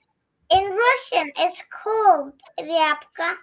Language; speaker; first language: English; early bilingual, other home language; Russian